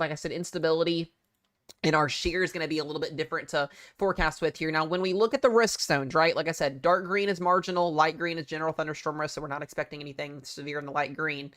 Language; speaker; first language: English; native; English